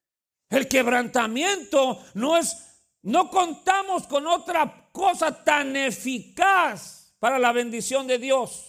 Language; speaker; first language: Spanish; native; Spanish